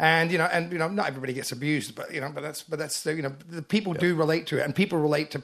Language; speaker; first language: English; native; English